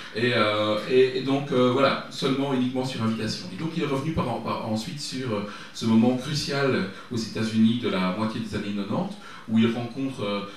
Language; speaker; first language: French; native; French